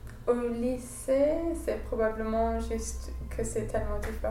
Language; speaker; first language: French; non-native, fluent; English